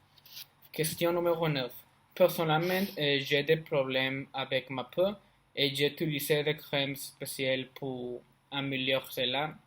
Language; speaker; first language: French; non-native, learner; Spanish